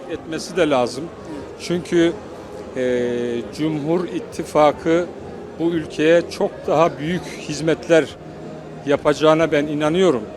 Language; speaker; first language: Turkish; native; Turkish